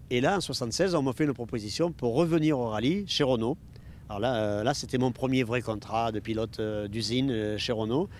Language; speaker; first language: French; native; French